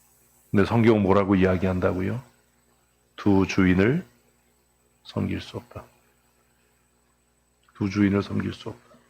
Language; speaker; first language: Korean; native; Korean